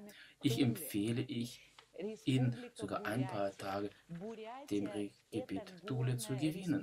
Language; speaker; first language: German; non-native, fluent; Russian